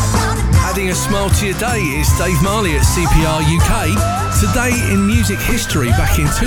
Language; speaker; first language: English; native; English